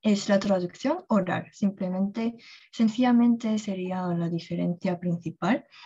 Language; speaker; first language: Spanish; non-native, fluent; Korean